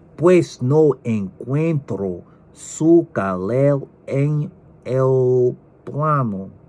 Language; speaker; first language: Spanish; non-native, learner; English